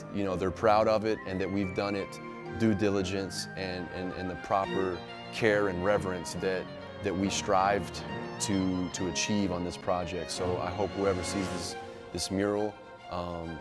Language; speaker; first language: English; native; English